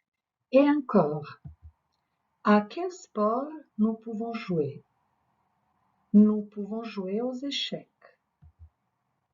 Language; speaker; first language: French; non-native, fluent; Croatian